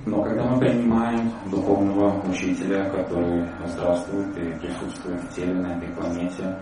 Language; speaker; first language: Russian; native; Russian